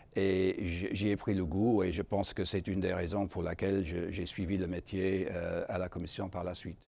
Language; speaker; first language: French; non-native, fluent; English